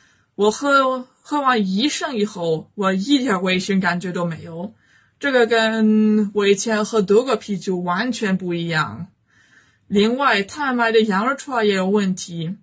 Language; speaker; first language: Chinese; non-native, fluent; German